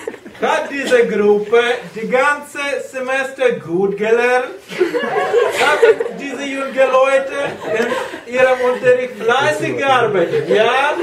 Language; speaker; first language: German; non-native, learner; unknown